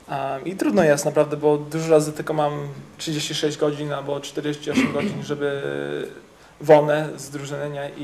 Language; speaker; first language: Polish; early bilingual, heritage; English